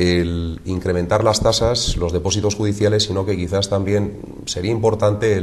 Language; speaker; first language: Spanish; native; Spanish